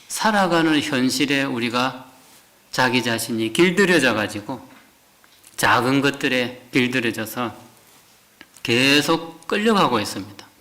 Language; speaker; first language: Korean; native; Korean